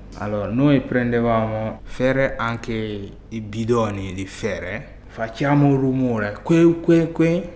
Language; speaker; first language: Italian; non-native, learner; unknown